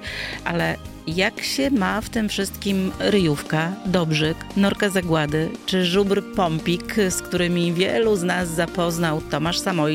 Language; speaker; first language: Polish; native; Polish